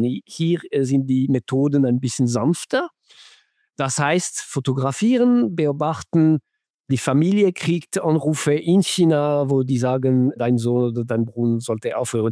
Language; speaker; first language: German; non-native, fluent; French